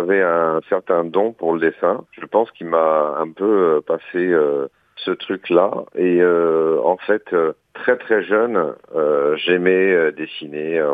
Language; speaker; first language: French; native; French